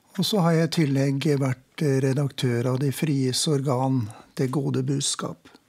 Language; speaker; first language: Norwegian; native; Norwegian